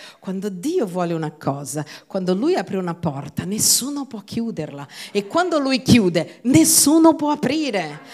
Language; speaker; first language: Italian; non-native, fluent; Portuguese